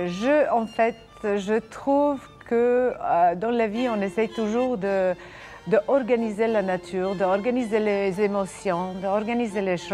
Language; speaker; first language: French; non-native, fluent; Serbian